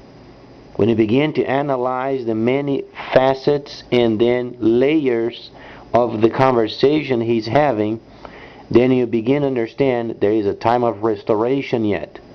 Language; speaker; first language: English; non-native, fluent; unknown